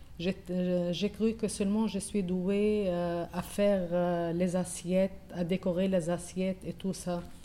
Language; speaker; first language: French; non-native, local second language; Arabic